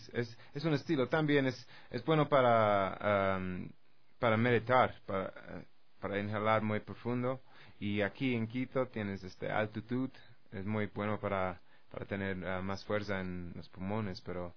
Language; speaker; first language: Spanish; non-native, learner; English